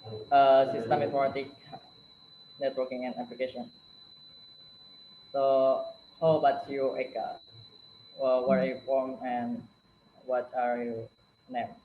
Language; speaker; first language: English; non-native, learner; Indonesian